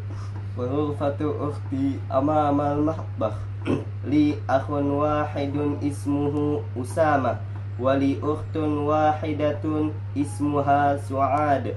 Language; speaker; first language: Arabic; non-native, learner; Indonesian